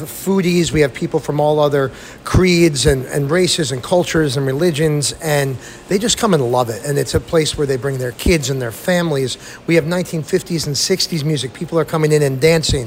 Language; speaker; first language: English; native; English